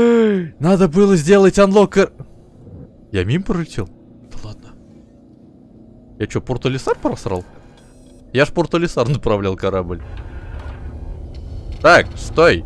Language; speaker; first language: Russian; native; Russian